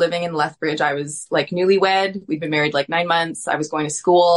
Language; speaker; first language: English; native; English